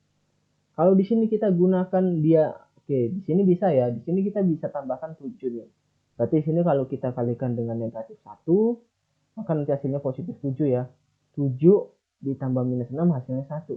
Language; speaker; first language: Indonesian; native; Indonesian